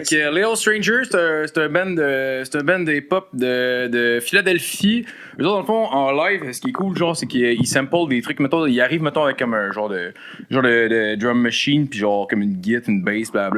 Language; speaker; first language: French; native; French